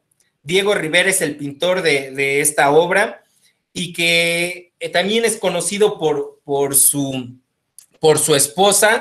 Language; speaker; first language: Spanish; native; Spanish